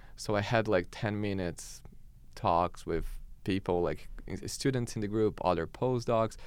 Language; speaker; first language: English; non-native, fluent; Portuguese